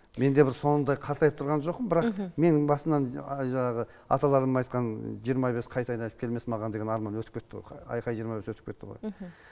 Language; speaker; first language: Kazakh; native; Kazakh